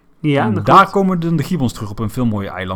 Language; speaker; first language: Dutch; native; Dutch